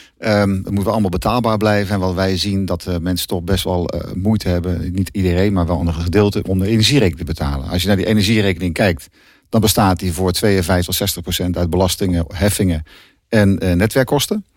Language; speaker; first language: Dutch; native; Dutch